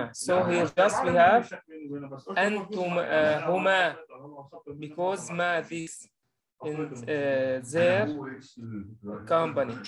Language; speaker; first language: English; non-native, learner; Arabic